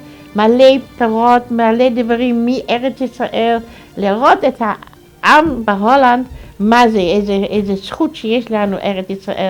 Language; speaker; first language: Hebrew; non-native, fluent; German